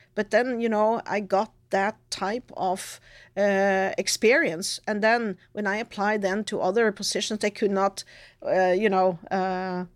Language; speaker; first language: English; non-native, fluent; Norwegian